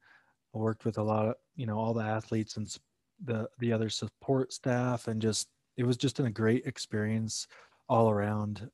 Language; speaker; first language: English; native; English